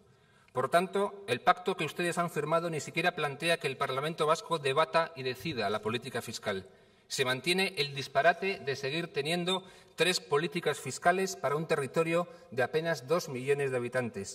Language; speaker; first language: Spanish; native; Spanish